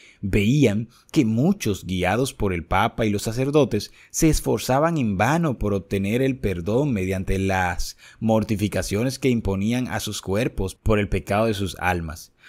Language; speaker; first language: Spanish; native; Spanish